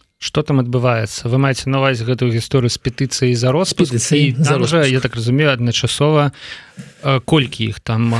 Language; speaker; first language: Belarusian; native; Belarusian